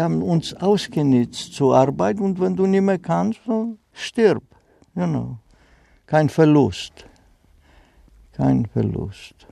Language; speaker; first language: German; non-native, fluent; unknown